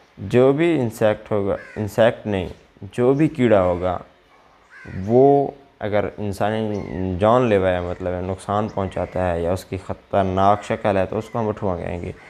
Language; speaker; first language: Urdu; non-native, local second language; Saraiki